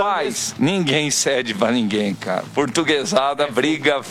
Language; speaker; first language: Portuguese; native; Portuguese